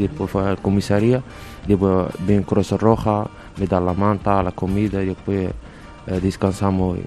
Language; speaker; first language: Spanish; non-native, learner; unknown